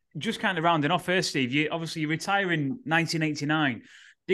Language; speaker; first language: English; native; English